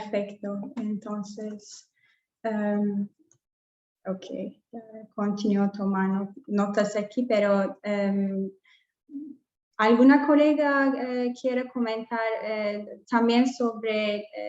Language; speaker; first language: Spanish; non-native, fluent; English